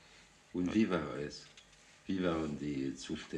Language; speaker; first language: German; non-native, fluent; French